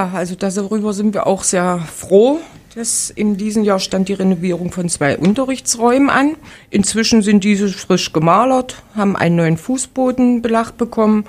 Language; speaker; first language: German; native; German